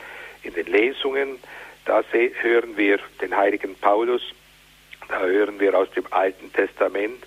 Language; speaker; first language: German; native; German